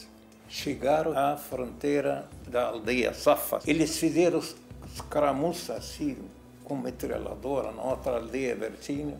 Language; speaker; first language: Portuguese; non-native, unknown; Arabic